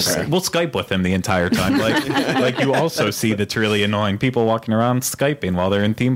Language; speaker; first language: English; native; English